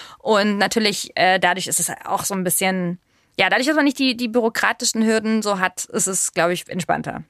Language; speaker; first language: German; native; German